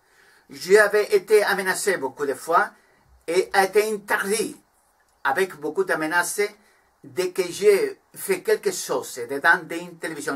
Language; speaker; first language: French; non-native, learner; Spanish